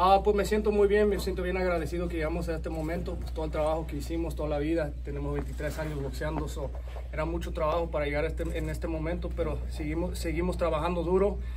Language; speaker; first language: Spanish; early bilingual, heritage; Spanish